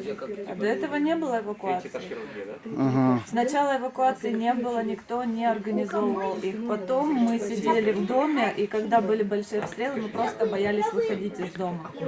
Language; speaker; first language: Russian; native; Russian